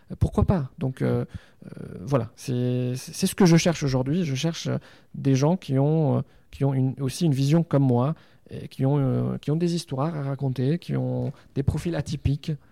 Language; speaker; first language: French; non-native, local second language; Arabic